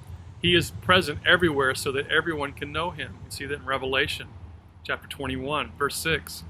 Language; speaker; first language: English; native; English